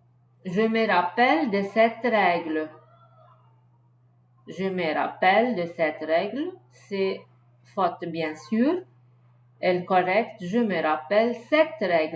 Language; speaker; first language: French; non-native, learner; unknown